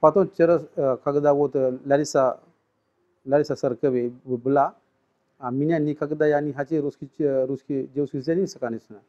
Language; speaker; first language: Russian; non-native, learner; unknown